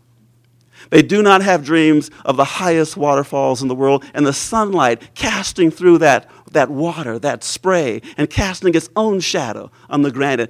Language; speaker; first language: English; native; English